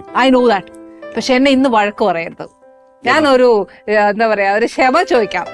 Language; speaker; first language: Malayalam; native; Malayalam